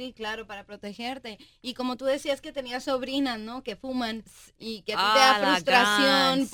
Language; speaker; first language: Spanish; native; Spanish